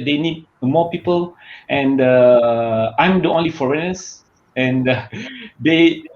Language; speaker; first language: English; non-native, learner; Malay